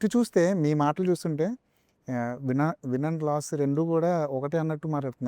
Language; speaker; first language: Telugu; native; Telugu